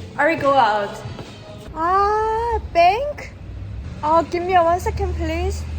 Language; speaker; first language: English; non-native, learner; Korean